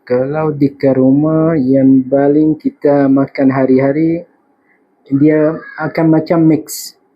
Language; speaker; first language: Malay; non-native, fluent; Arabic